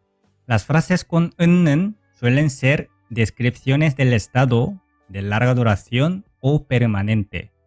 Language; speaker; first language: Spanish; non-native, fluent; Korean